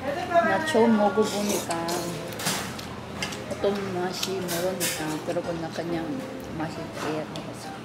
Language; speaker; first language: Korean; non-native, learner; Cebuano